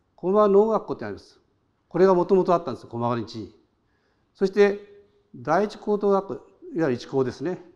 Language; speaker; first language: Japanese; native; Japanese